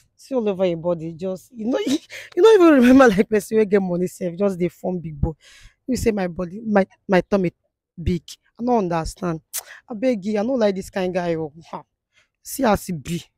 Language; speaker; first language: English; non-native, local second language; Igbo